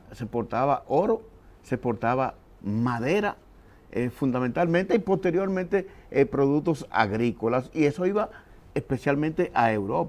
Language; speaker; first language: Spanish; native; Spanish